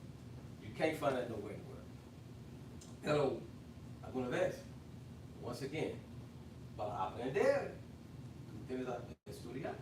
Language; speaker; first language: Spanish; non-native, fluent; English